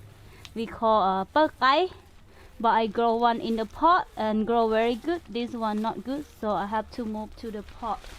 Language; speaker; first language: English; non-native, learner; Thai